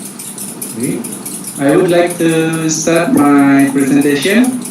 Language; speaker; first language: English; non-native, fluent; Indonesian